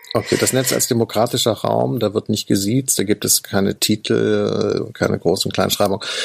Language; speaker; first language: German; native; German